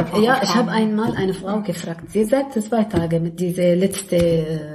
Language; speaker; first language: German; non-native, learner; Arabic